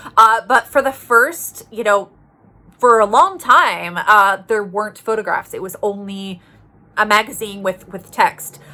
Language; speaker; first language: English; native; English